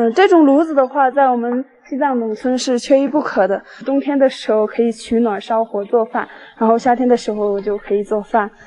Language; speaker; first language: Chinese; non-native, local second language; Tibetan